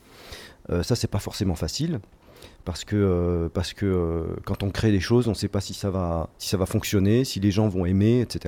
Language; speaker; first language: French; native; French